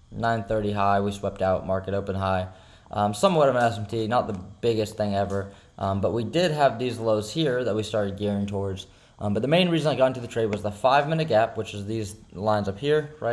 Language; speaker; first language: English; native; English